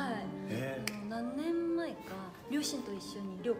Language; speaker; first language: Japanese; non-native, fluent; Korean